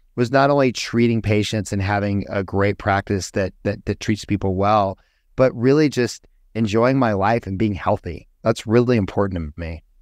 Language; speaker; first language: English; native; English